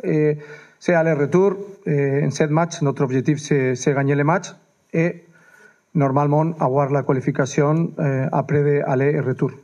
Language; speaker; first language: French; non-native, fluent; Spanish